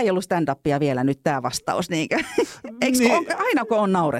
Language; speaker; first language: Finnish; native; Finnish